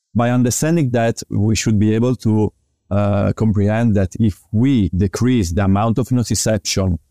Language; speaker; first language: English; non-native, fluent; Italian